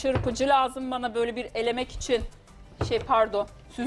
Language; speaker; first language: Turkish; native; Turkish